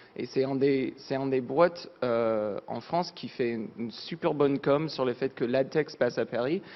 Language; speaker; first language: French; non-native, fluent; English